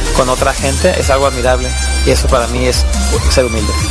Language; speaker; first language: Spanish; native; Spanish